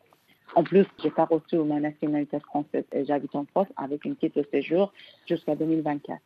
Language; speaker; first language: French; non-native, learner; Persian